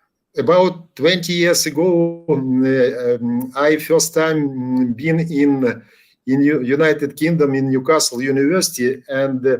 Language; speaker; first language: English; non-native, learner; Ukrainian